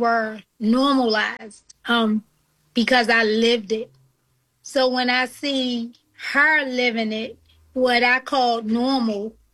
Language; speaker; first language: English; native; English